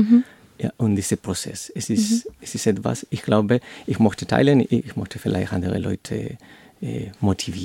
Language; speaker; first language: German; non-native, learner; Spanish